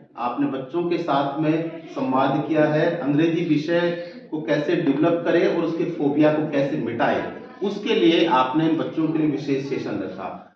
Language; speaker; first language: Hindi; native; Hindi